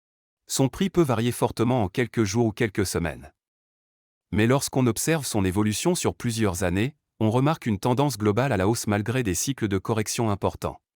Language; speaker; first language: French; native; French